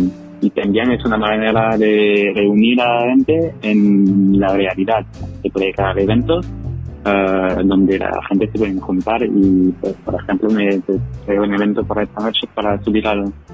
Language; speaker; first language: Spanish; non-native, fluent; French